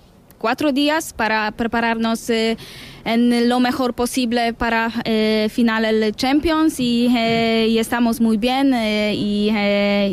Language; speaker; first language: Spanish; non-native, learner; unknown